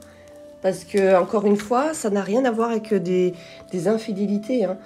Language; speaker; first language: French; native; French